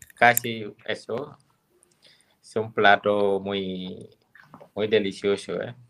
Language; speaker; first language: Spanish; non-native, fluent; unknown